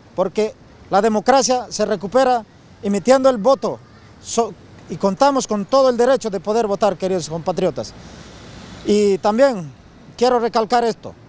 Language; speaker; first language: Spanish; native; Spanish